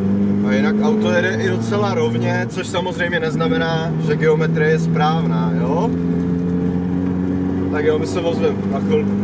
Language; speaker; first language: Czech; native; Czech